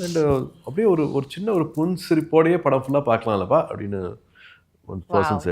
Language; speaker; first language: Tamil; native; Tamil